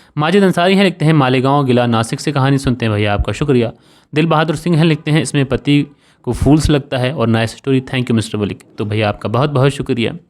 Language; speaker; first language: Hindi; native; Hindi